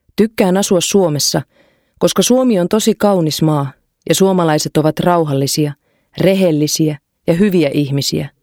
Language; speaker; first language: Finnish; non-native, fluent; Persian